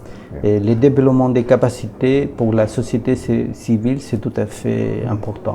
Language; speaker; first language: French; non-native, learner; Spanish